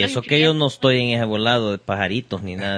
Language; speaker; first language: Spanish; native; Spanish